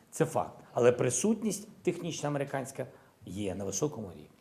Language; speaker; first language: Ukrainian; non-native, local second language; Russian